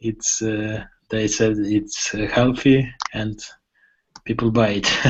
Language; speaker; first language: English; non-native, learner; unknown